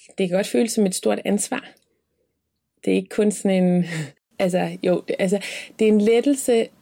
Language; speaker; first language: Danish; native; Danish